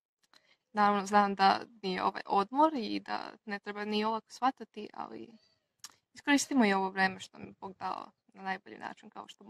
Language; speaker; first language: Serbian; non-native, local second language; Slovak